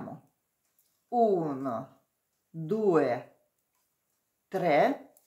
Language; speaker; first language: Italian; non-native, learner; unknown